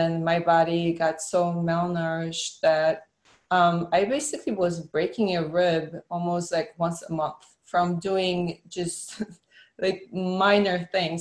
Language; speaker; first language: English; non-native, fluent; Polish